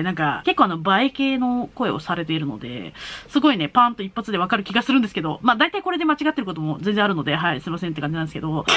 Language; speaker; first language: Japanese; native; Japanese